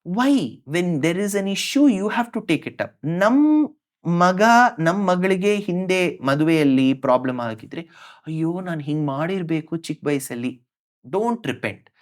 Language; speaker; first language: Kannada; non-native, local second language; Tamil